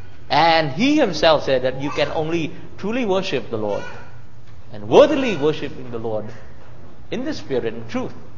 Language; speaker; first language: English; non-native, fluent; Vietnamese